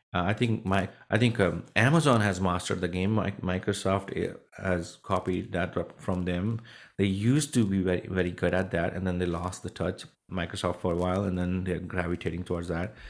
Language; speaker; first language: English; non-native, local second language; Punjabi